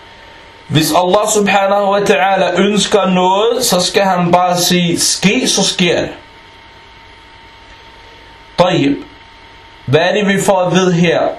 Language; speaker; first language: Danish; non-native, fluent; Arabic